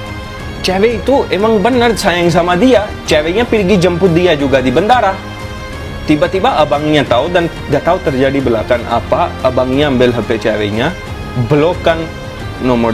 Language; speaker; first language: Indonesian; non-native, fluent; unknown